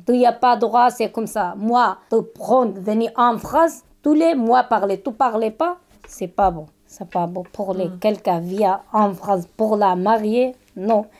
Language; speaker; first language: French; non-native, learner; Kurdish